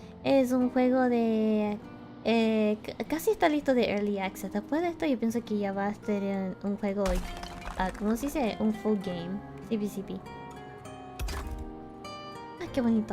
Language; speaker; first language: Spanish; early bilingual, heritage; Spanish